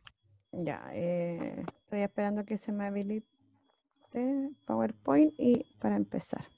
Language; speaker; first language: Spanish; native; Spanish